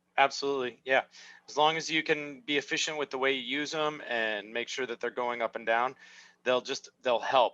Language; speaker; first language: English; native; English